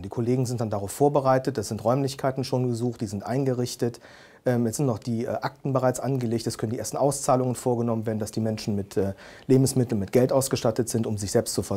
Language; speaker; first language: German; native; German